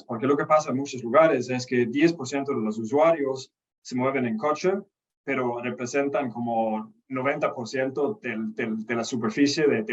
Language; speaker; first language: Spanish; non-native, fluent; Danish